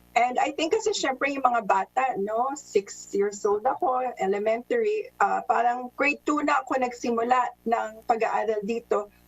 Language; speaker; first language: Filipino; early bilingual, heritage; Filipino